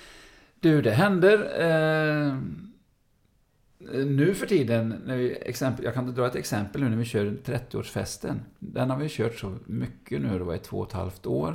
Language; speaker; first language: Swedish; native; Swedish